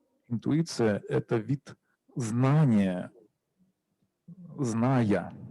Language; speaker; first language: Russian; native; Russian